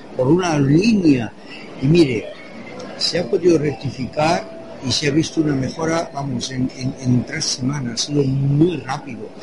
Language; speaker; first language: Spanish; non-native, fluent; French